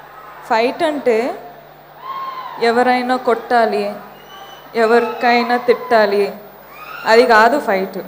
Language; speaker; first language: Telugu; non-native, local second language; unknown